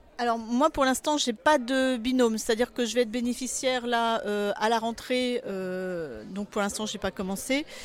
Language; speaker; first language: French; native; French